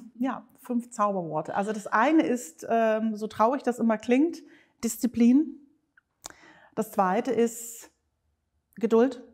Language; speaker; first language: German; native; German